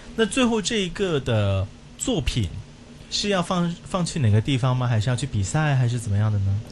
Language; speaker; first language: Chinese; non-native, local second language; Cantonese